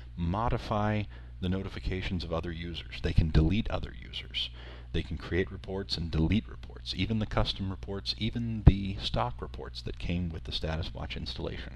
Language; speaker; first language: English; native; English